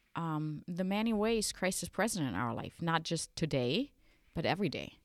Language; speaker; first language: English; non-native, fluent; German